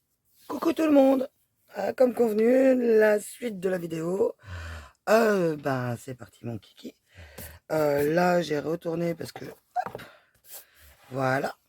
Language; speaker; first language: French; native; French